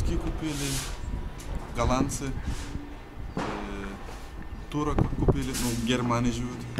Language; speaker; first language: Russian; non-native, learner; Turkish